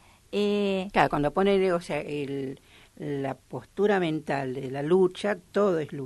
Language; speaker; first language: Spanish; native; Spanish